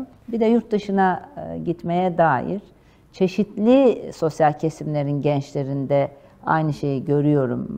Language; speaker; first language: Turkish; native; Turkish